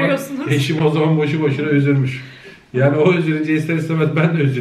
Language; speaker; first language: Turkish; native; Turkish